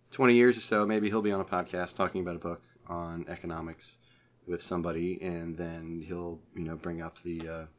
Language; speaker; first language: English; native; English